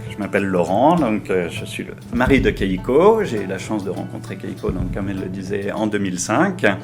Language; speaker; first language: French; native; French